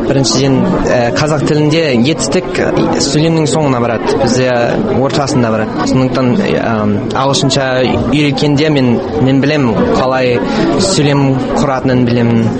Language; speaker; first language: Kazakh; non-native, learner; English